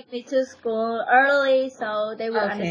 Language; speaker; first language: English; non-native, learner; Vietnamese